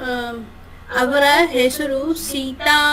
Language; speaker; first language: Kannada; non-native, learner; Bhojpuri